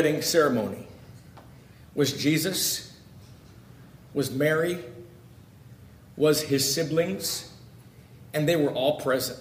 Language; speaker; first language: English; native; English